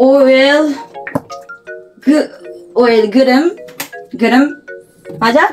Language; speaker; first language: Korean; non-native, learner; Filipino